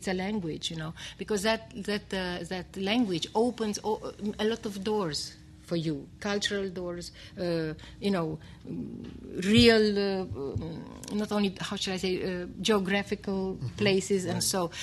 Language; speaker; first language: English; non-native, fluent; Romanian